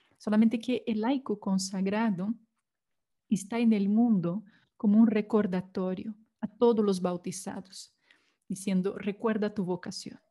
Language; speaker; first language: Spanish; non-native, fluent; Portuguese